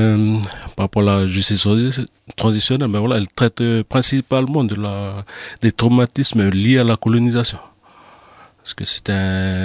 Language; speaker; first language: French; native; French